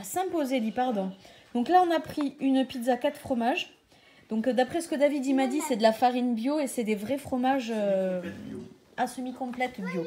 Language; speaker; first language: French; native; French